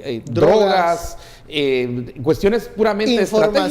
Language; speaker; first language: Spanish; native; Spanish